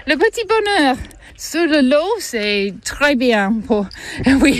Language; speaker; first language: French; non-native, learner; English